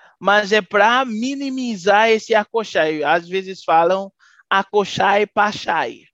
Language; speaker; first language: Portuguese; non-native, fluent; Haitian Creole